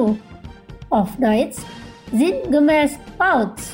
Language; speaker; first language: German; non-native, fluent; Indonesian